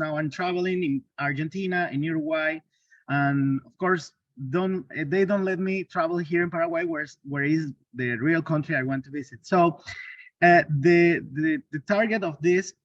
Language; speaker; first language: English; non-native, learner; Spanish